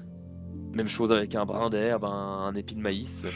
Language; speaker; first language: French; native; French